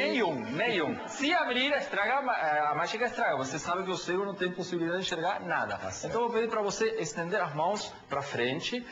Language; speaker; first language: Portuguese; non-native, fluent; Spanish